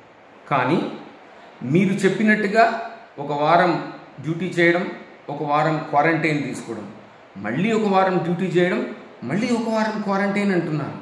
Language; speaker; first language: Telugu; native; Telugu